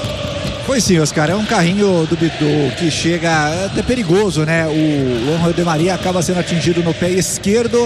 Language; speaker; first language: Portuguese; native; Portuguese